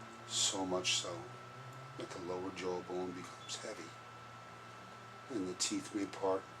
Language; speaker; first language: English; native; English